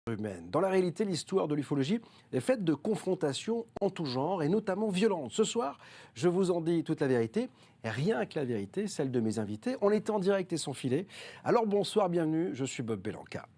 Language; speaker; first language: French; native; French